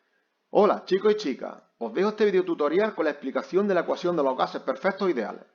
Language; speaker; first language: Spanish; native; Spanish